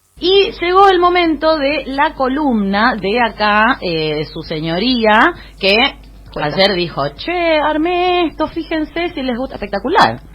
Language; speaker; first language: Spanish; native; Spanish